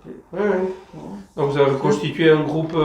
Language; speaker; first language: French; native; French